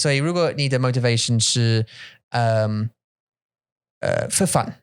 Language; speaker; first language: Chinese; non-native, learner; English